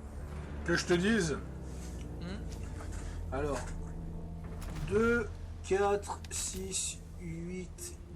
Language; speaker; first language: French; native; French